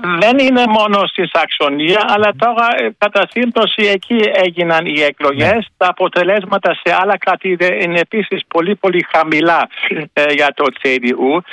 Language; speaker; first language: Greek; non-native, fluent; German